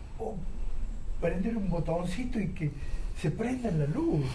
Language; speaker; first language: Spanish; native; Spanish